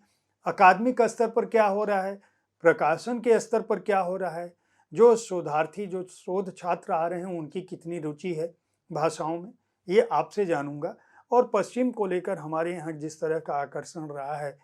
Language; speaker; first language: Hindi; native; Hindi